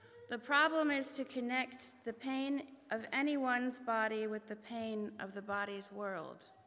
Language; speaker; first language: English; native; English